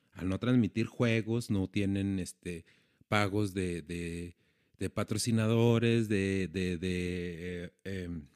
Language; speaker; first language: Spanish; native; Spanish